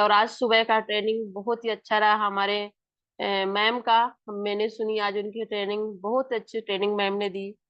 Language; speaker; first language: Hindi; native; Hindi